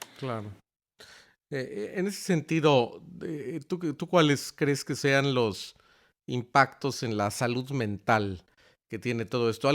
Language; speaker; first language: Spanish; native; Spanish